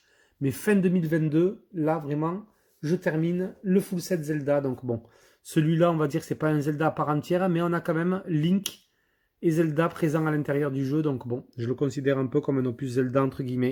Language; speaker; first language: French; native; French